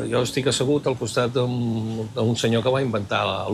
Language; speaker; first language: Catalan; native; Catalan